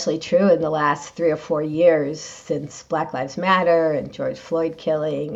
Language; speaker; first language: English; native; English